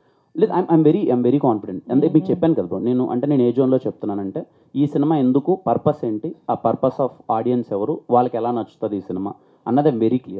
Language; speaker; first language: Telugu; native; Telugu